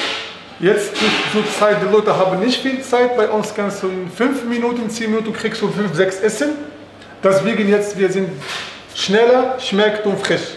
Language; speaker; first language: German; non-native, learner; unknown